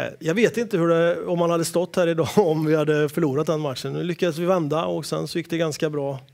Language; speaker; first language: Swedish; native; Swedish